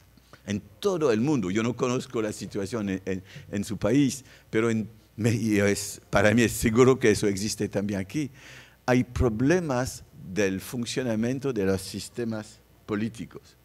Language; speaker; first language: Spanish; non-native, fluent; French